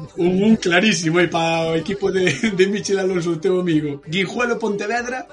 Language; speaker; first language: Galician; native; Galician